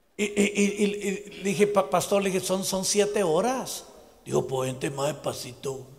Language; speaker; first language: Spanish; native; Spanish